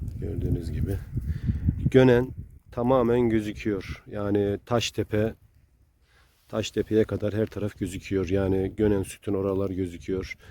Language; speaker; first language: Turkish; native; Turkish